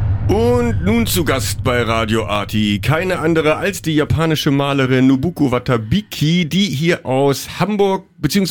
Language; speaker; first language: German; native; German